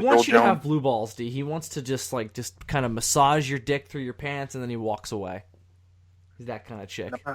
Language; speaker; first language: English; native; English